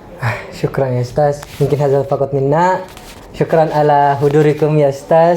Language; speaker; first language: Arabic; non-native, learner; Indonesian